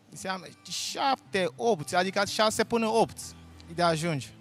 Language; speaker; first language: Romanian; non-native, learner; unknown